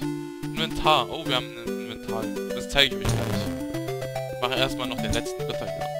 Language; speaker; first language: German; native; German